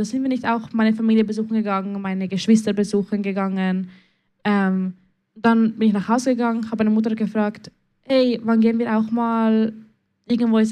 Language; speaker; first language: German; early bilingual, other home language; Spanish